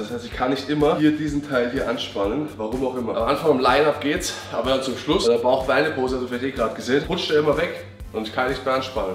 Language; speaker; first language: German; native; German